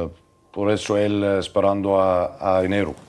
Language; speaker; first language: Spanish; non-native, learner; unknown